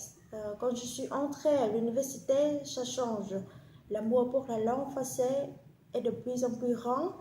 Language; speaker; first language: French; non-native, fluent; Vietnamese